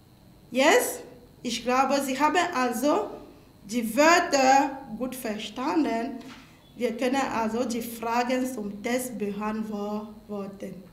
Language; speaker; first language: German; non-native, fluent; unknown